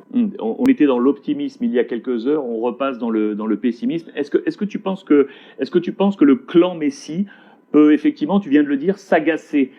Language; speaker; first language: French; native; French